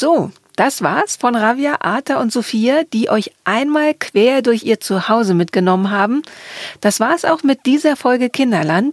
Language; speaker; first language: German; native; German